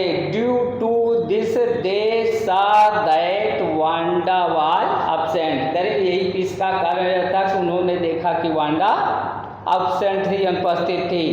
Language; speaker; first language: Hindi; native; Hindi